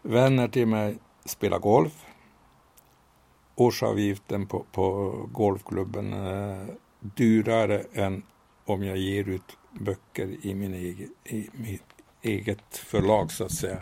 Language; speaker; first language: Swedish; non-native, fluent; Hungarian